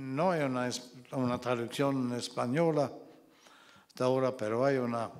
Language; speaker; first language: Spanish; non-native, fluent; Swedish